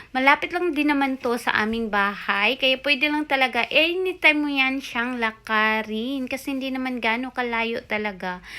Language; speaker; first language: Filipino; native; Filipino